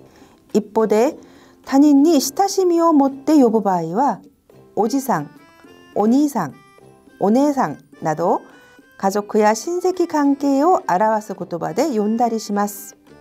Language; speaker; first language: Japanese; non-native, fluent; Korean